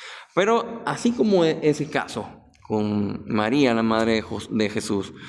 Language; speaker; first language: Spanish; native; Spanish